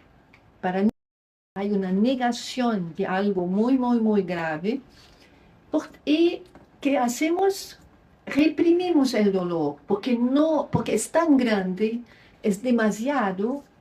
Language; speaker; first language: Spanish; non-native, fluent; Luxembourgish